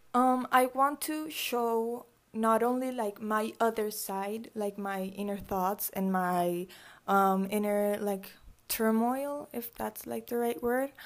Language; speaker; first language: English; early bilingual, other home language; Spanish